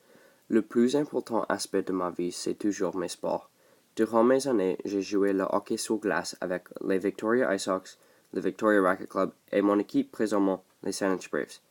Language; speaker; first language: French; non-native, local second language; English